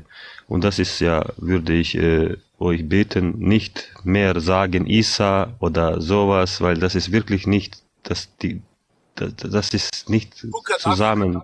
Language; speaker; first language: German; non-native, fluent; Bosnian